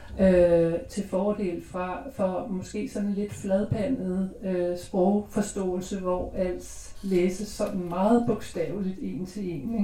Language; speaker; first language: Danish; native; Danish